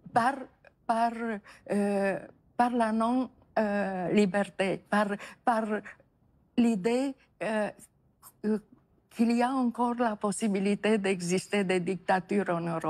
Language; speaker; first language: French; non-native, fluent; Romanian